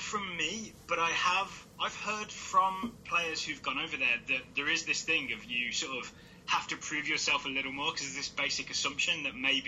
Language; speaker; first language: English; native; English